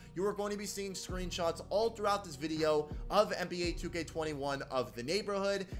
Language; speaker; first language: English; native; English